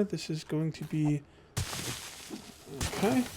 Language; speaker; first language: English; native; English